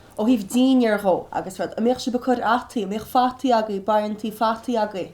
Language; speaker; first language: Irish; native; Irish